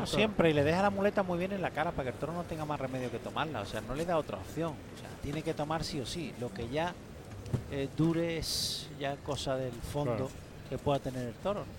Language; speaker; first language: Spanish; native; Spanish